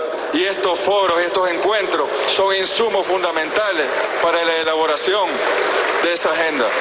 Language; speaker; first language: Spanish; native; Spanish